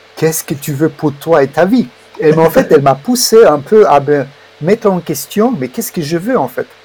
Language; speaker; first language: French; non-native, fluent; Romanian